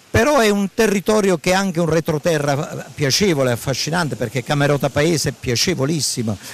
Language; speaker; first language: Italian; native; Italian